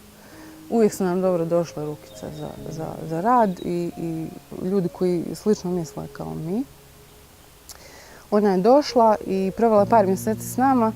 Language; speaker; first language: Bosnian; native; Bosnian